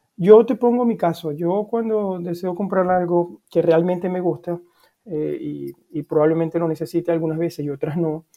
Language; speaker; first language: Spanish; native; Spanish